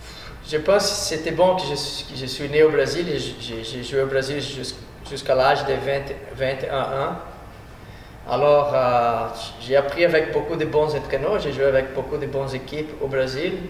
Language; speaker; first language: French; non-native, fluent; Portuguese